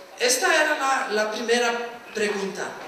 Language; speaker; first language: Spanish; non-native, fluent; Portuguese